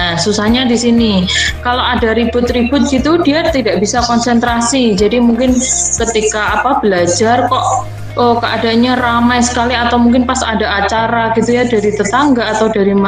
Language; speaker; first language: Indonesian; native; Indonesian